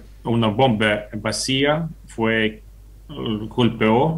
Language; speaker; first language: Spanish; non-native, fluent; Ukrainian